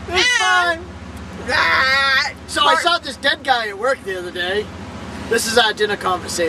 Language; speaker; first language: English; native; English